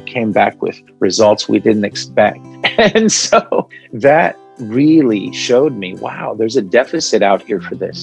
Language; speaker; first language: English; early bilingual, other home language; Arabic